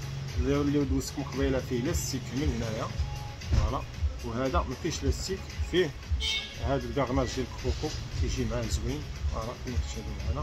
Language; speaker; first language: Arabic; native; Arabic